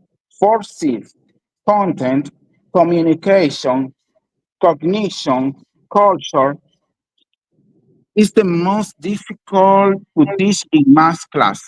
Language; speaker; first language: English; non-native, learner; Spanish